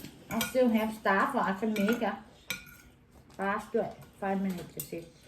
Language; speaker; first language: English; non-native, learner; Thai